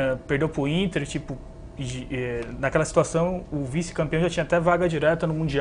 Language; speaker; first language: Portuguese; native; Portuguese